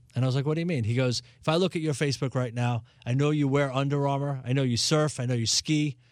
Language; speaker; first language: English; native; English